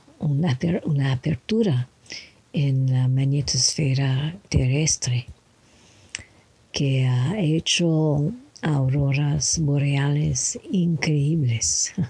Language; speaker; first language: Spanish; non-native, learner; English